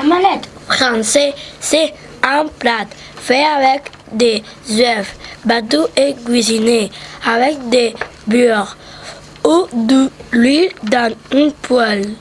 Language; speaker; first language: French; non-native, learner; Spanish